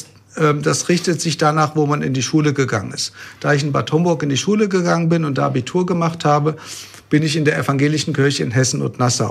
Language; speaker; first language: German; native; German